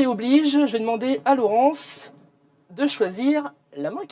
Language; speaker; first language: French; native; French